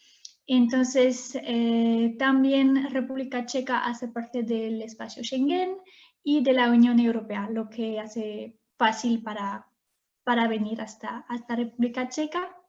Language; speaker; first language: Spanish; non-native, fluent; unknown